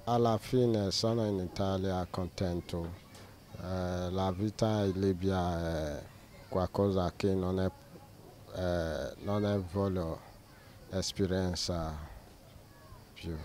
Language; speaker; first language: Italian; non-native, learner; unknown